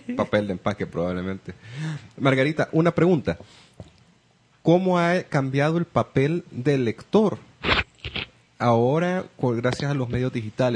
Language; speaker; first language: Spanish; native; Spanish